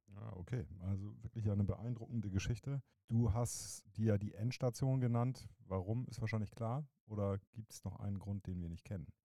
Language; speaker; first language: German; native; German